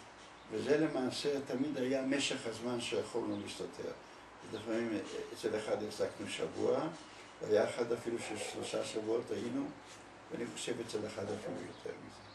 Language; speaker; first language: Hebrew; early bilingual, other home language; Polish